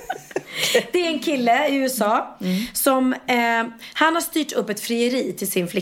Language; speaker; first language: Swedish; native; Swedish